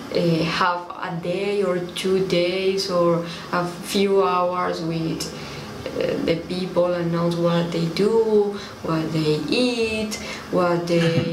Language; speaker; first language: English; non-native, learner; Spanish